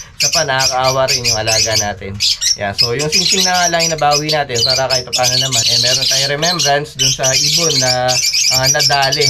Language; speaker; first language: Filipino; non-native, local second language; Pampanga